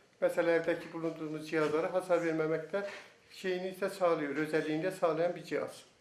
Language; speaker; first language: Turkish; native; Turkish